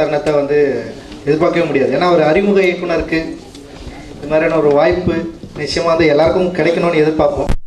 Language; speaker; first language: Tamil; native; Tamil